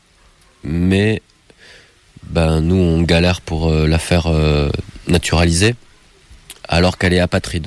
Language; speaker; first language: French; native; French